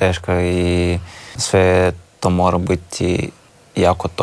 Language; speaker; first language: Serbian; non-native, learner; Russian